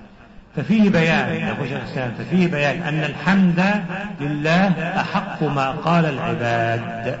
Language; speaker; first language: Arabic; native; Arabic